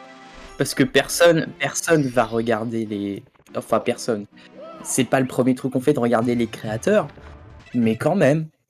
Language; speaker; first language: French; native; French